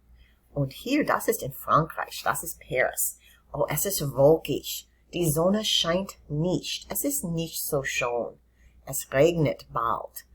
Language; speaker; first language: German; non-native, fluent; English